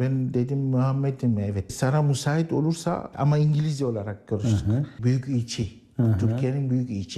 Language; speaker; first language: Turkish; non-native, learner; Arabic